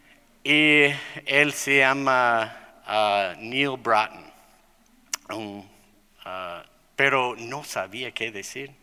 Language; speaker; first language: Spanish; non-native, fluent; English